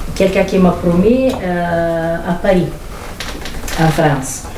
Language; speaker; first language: French; non-native, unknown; Bulgarian